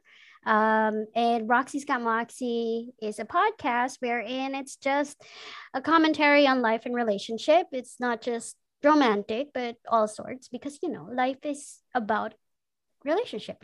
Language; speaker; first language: English; non-native, local second language; Filipino